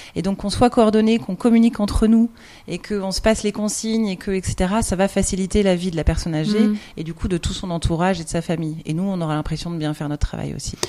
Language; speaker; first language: French; native; French